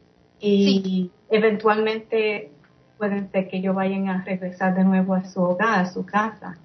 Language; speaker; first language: Spanish; early bilingual, heritage; English